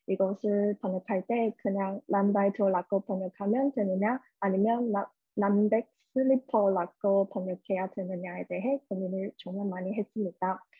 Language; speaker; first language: Korean; non-native, fluent; Chinese